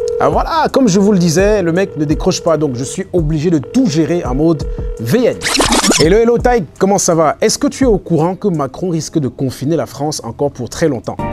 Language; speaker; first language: French; native; French